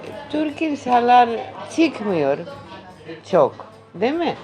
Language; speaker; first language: Turkish; non-native, learner; Greek